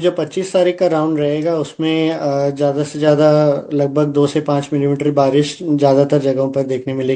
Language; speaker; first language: Hindi; non-native, local second language; Gujarati